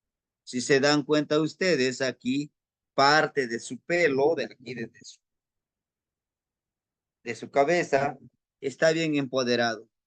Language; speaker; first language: Spanish; native; Spanish